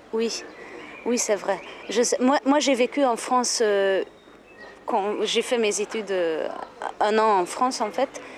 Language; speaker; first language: French; non-native, fluent; Hungarian